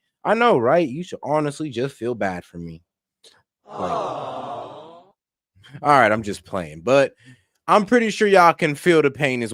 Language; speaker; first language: English; native; English